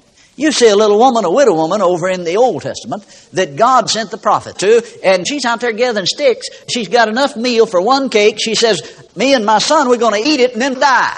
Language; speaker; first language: English; native; English